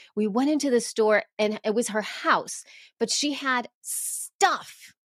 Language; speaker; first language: English; early bilingual, other home language; Spanish